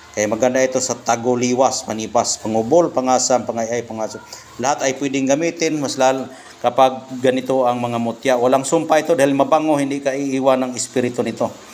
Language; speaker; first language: Filipino; non-native, local second language; Cebuano